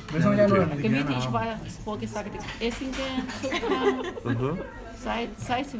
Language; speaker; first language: German; non-native, learner; Chinese